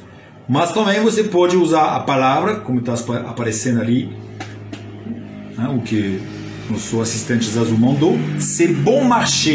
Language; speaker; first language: Portuguese; non-native, fluent; French